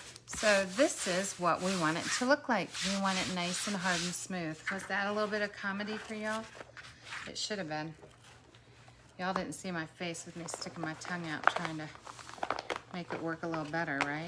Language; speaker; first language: English; native; English